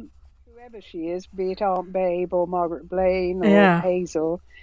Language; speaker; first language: English; native; English